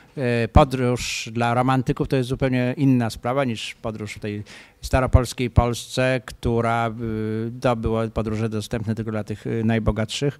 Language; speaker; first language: Polish; native; Polish